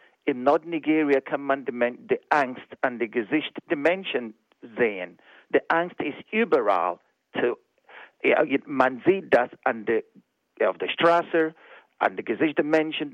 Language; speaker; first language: German; non-native, fluent; Igbo